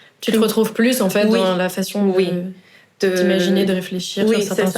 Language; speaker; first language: French; native; French